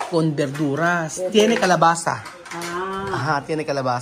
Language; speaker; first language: Spanish; non-native, learner; Filipino